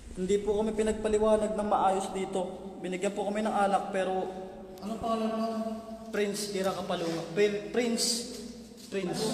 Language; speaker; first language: Filipino; non-native, local second language; Iloko